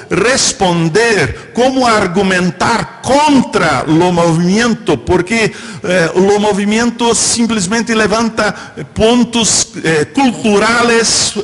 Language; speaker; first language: Spanish; non-native, fluent; Portuguese